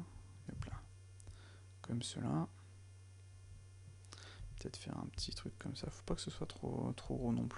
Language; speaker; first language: French; native; French